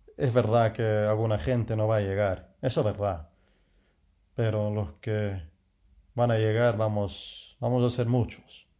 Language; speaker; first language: Spanish; non-native, fluent; English